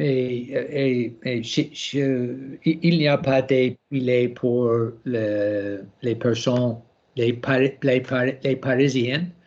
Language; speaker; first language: French; non-native, learner; English